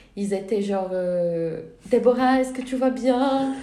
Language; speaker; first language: French; non-native, fluent; Portuguese